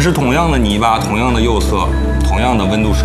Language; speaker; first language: Chinese; native; Chinese